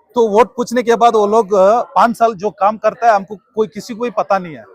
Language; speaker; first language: Hindi; non-native, local second language; Kannada